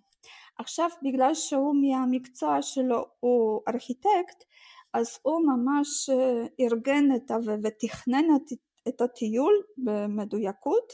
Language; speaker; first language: Hebrew; non-native, fluent; Russian